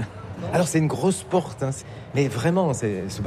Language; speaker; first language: French; native; French